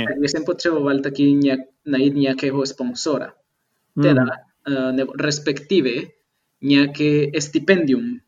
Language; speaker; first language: Czech; non-native, fluent; Spanish